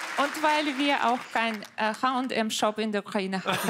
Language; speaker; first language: German; non-native, fluent; Ukrainian